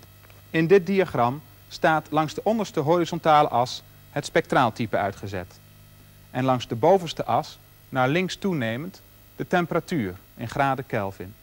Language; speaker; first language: Dutch; native; Dutch